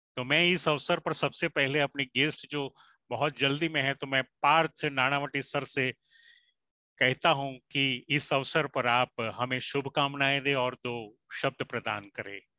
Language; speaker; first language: Hindi; native; Hindi